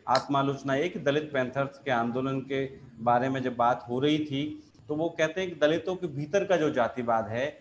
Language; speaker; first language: Hindi; native; Hindi